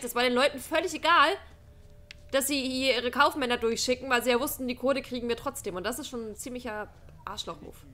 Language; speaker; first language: German; native; German